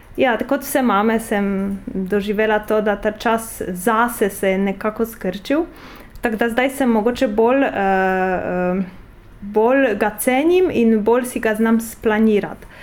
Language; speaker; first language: Slovenian; non-native, fluent; Polish